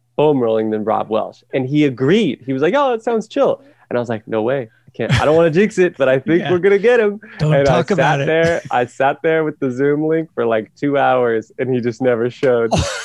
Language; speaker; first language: English; native; English